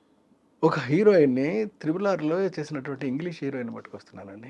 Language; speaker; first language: Telugu; native; Telugu